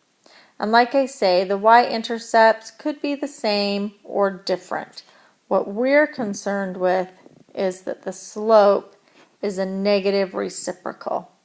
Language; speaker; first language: English; native; English